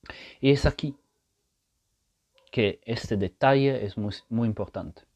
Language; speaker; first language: Spanish; non-native, fluent; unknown